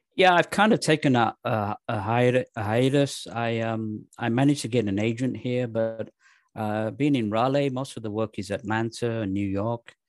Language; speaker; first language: English; native; English